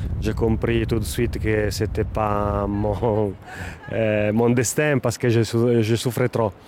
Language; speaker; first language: French; non-native, fluent; Italian